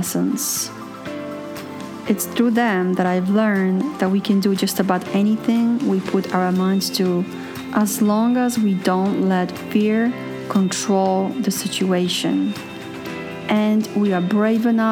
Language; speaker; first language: English; native; English